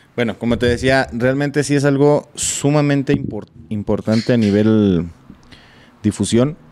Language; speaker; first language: Spanish; native; Spanish